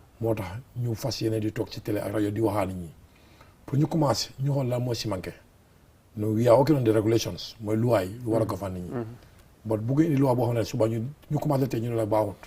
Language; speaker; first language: Wolof; non-native, local second language; Mandingo